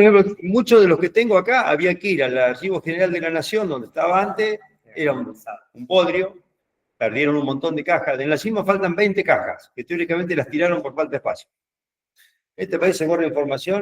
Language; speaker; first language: Spanish; native; Spanish